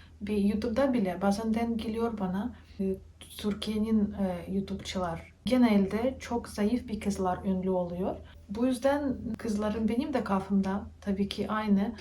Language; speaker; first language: Turkish; non-native, learner; Russian